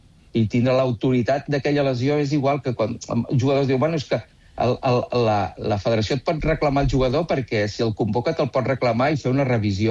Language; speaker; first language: Catalan; native; Catalan